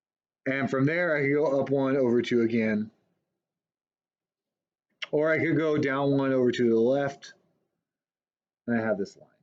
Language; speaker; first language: English; native; English